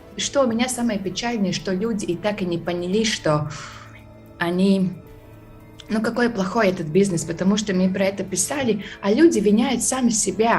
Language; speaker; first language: Russian; non-native, fluent; Latvian